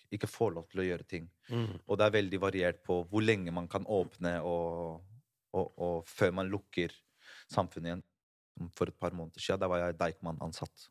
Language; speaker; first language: Norwegian; early bilingual, other home language; Spanish